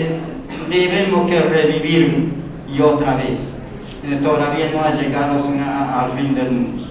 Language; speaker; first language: Spanish; non-native, local second language; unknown